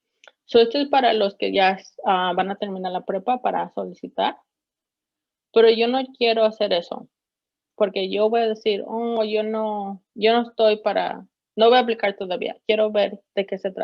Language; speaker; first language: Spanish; early bilingual, heritage; Spanish